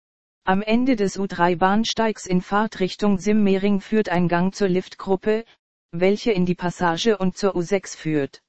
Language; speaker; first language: German; native; German